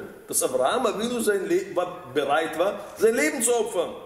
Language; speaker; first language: German; non-native, fluent; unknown